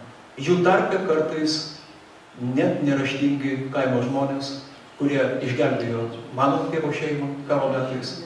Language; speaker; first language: Lithuanian; native; Lithuanian